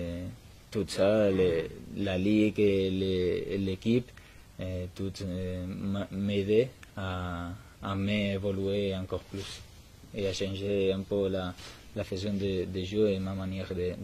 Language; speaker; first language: French; non-native, learner; Spanish